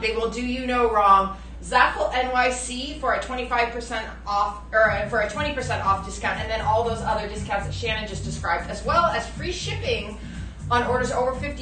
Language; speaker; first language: English; native; English